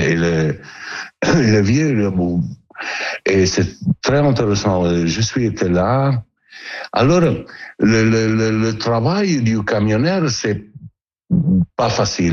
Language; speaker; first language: French; non-native, learner; Italian